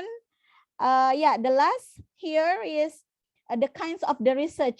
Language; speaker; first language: English; non-native, fluent; Indonesian